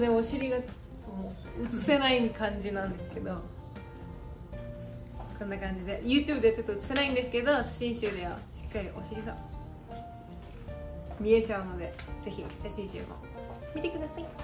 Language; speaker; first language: Japanese; native; Japanese